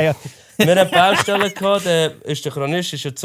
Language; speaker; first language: German; native; German